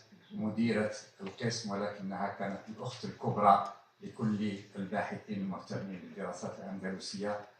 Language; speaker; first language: Arabic; native; Arabic